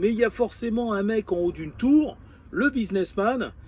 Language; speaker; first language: French; native; French